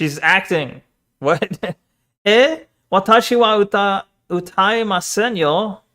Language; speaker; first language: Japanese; non-native, learner; English